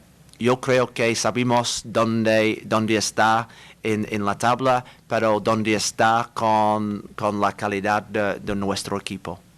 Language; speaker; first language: Spanish; non-native, learner; English